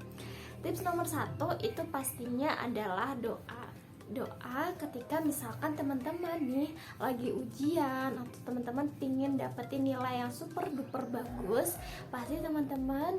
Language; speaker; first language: Indonesian; native; Indonesian